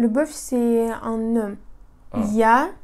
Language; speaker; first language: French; non-native, fluent; Russian